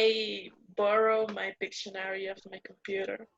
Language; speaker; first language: English; non-native, learner; Spanish